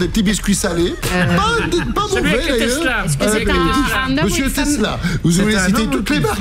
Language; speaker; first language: French; native; French